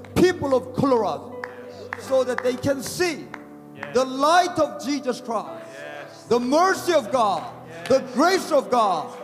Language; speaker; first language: English; non-native, fluent; Korean